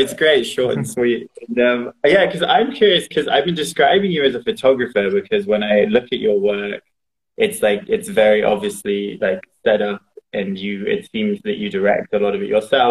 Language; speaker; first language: English; native; English